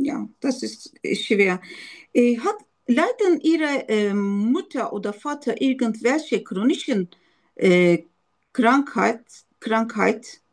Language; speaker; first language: German; non-native, learner; Turkish